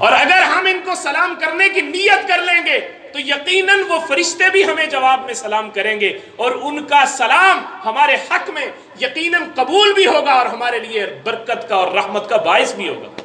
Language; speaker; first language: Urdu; non-native, local second language; Punjabi